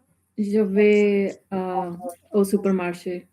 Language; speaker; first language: French; non-native, learner; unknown